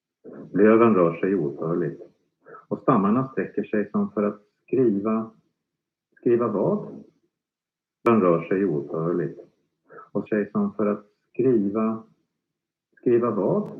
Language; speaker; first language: Swedish; native; Swedish